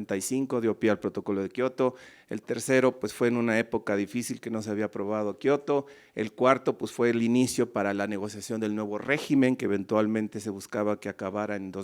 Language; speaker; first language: Spanish; native; Spanish